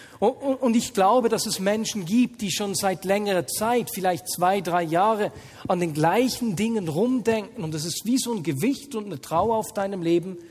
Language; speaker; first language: German; native; German